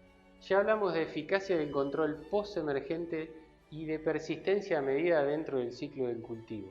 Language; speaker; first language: Spanish; native; Spanish